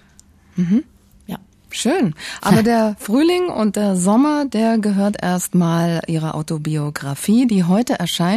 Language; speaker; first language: German; native; German